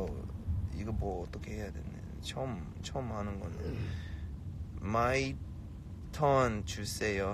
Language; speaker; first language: Korean; non-native, fluent; Chinese